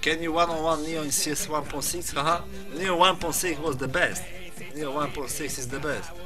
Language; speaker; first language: English; non-native, learner; Polish